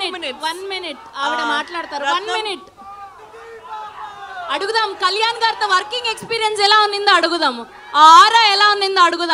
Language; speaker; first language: Telugu; native; Telugu